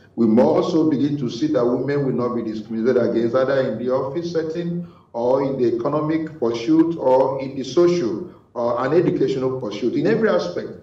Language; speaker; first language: English; non-native, local second language; Igbo